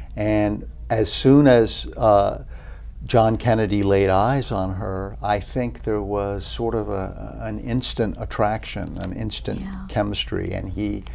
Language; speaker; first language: English; native; English